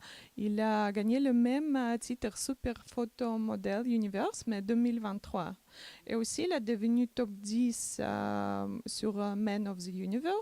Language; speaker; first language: French; non-native, learner; Macedonian